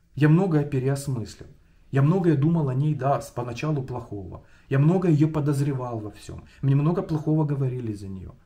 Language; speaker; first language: Russian; non-native, local second language; Ukrainian